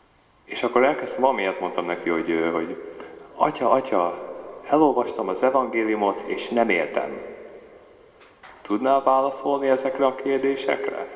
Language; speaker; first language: Hungarian; early bilingual, heritage; Hungarian